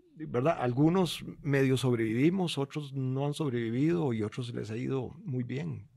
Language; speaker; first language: Spanish; native; Spanish